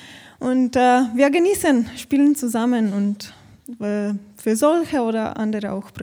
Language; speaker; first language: German; non-native, learner; Slovenian